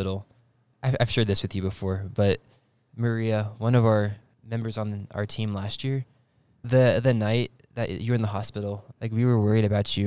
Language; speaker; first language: English; native; English